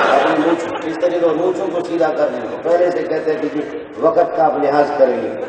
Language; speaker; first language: Urdu; non-native, local second language; Brahui